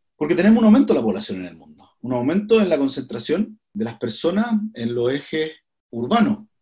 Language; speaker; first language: Spanish; native; Spanish